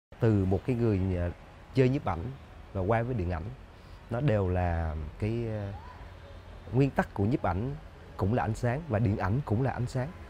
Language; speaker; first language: Vietnamese; native; Vietnamese